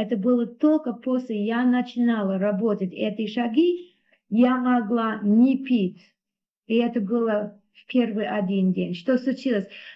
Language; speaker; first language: Russian; non-native, learner; English